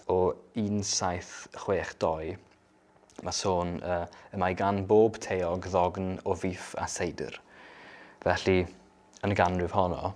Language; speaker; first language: Welsh; native; Welsh